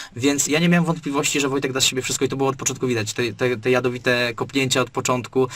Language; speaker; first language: Polish; native; Polish